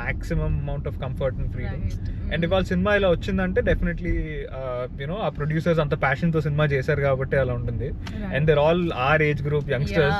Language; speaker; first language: Telugu; native; Telugu